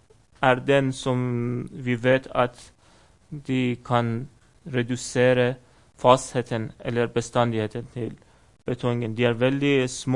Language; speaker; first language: Norwegian; non-native, fluent; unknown